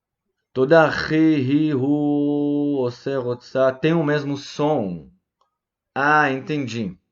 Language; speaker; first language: Portuguese; non-native, fluent; Hebrew